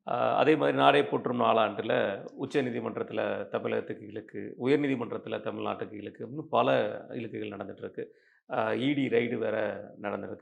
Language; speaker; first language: Tamil; native; Tamil